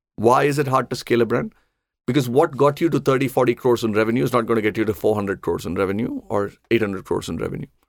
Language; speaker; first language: English; non-native, local second language; Tamil